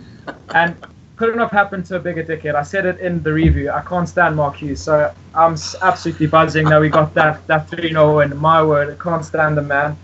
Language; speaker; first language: English; native; English